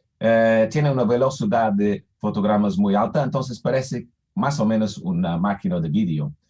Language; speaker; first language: Spanish; non-native, fluent; English